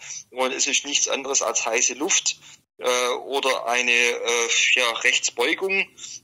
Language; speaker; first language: German; native; German